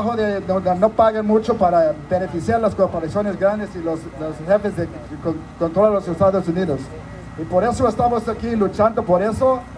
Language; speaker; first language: Spanish; early bilingual, heritage; Spanish